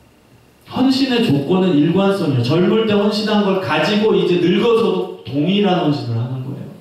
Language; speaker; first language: Korean; native; Korean